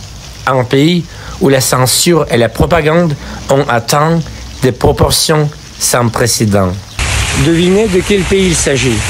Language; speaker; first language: French; non-native, fluent; Russian